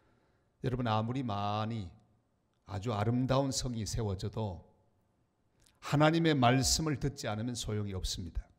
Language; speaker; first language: Korean; native; Korean